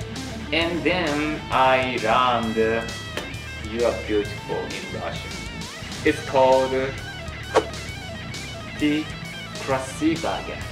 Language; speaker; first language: English; non-native, learner; Japanese